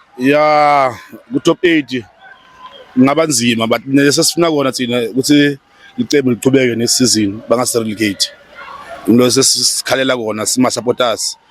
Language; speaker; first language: Zulu; non-native, local second language; Swati